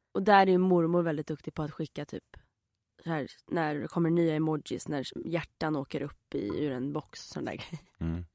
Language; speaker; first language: Swedish; native; Swedish